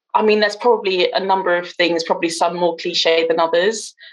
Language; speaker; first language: English; native; English